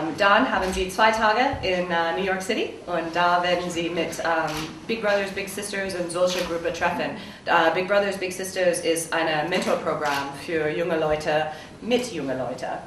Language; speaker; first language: German; non-native, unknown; English